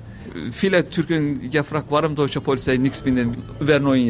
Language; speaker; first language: German; non-native, learner; Turkish